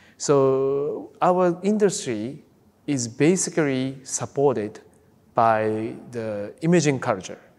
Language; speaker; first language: English; non-native, fluent; Japanese